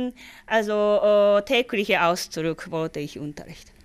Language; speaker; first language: German; non-native, learner; Japanese